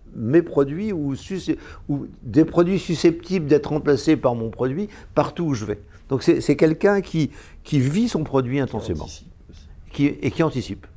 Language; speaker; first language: French; native; French